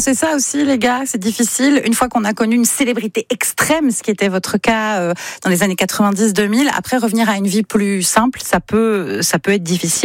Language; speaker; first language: French; native; French